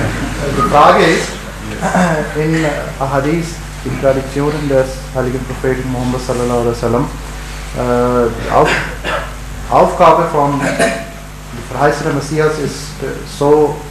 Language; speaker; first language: German; non-native, learner; Urdu